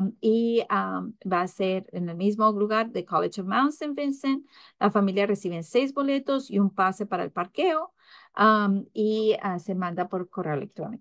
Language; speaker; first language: Spanish; early bilingual, heritage; English